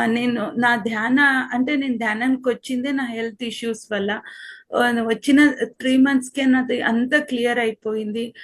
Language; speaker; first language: Telugu; non-native, local second language; Kannada